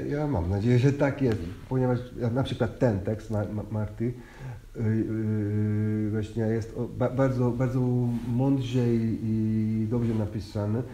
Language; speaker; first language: Polish; non-native, fluent; Hungarian